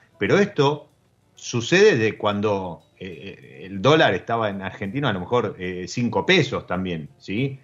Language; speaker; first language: Spanish; native; Spanish